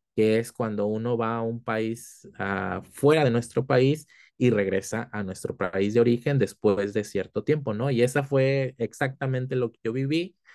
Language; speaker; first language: Spanish; early bilingual, heritage; Spanish